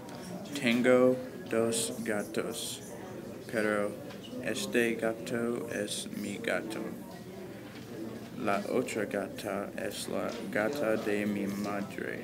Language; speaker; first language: Spanish; non-native, learner; English